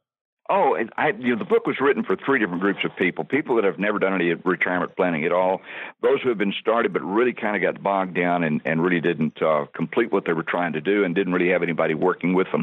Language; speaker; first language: English; native; English